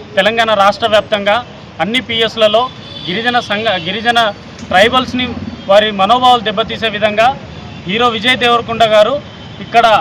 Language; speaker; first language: Telugu; non-native, local second language; Lambadi